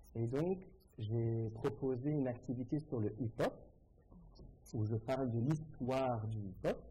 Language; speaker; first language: French; native; French